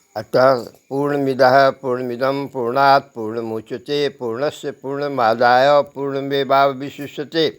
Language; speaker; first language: Hindi; native; Hindi